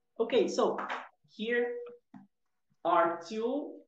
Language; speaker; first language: English; non-native, fluent; Portuguese